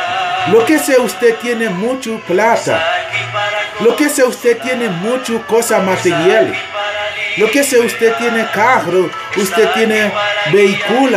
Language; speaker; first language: Spanish; non-native, learner; Haitian Creole